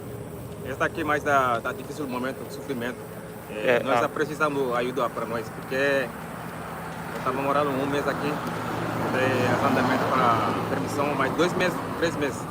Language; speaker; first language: Portuguese; non-native, learner; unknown